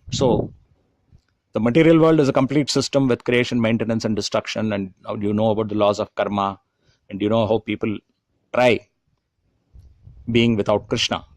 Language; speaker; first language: English; non-native, local second language; Tamil